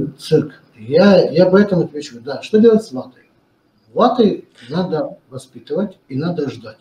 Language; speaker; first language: Russian; non-native, local second language; Romanian